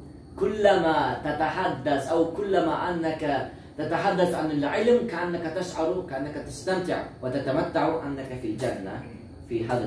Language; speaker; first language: Arabic; non-native, learner; Uzbek